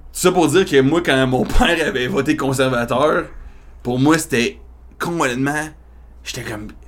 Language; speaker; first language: French; native; French